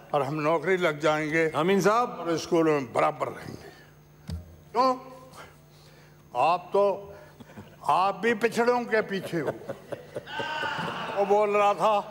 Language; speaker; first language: Hindi; native; Hindi